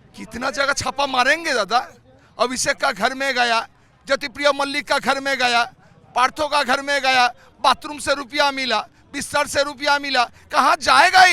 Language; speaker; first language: Hindi; non-native, local second language; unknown